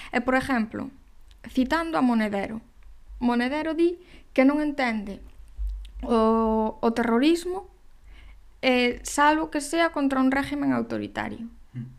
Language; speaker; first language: Galician; non-native, local second language; Spanish